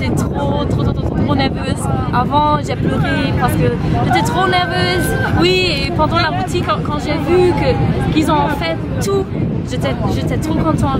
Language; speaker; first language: French; non-native, fluent; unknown